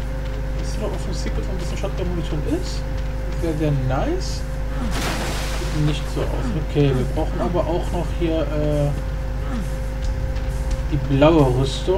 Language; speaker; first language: German; native; German